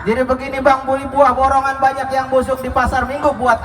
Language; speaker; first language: Indonesian; native; Indonesian